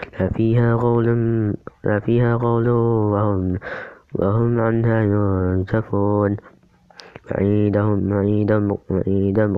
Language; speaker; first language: Arabic; non-native, learner; Indonesian